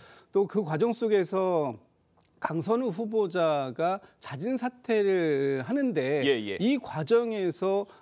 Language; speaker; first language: Korean; native; Korean